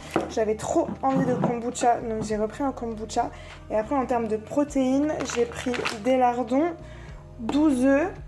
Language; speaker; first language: French; native; French